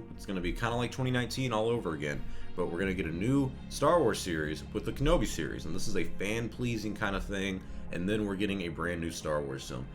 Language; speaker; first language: English; native; English